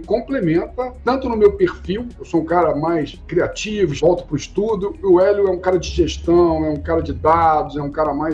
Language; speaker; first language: Portuguese; native; Portuguese